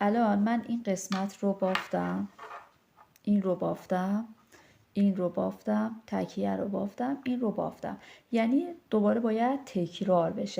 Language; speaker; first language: Persian; native; Persian